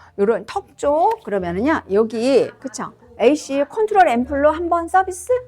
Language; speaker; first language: Korean; native; Korean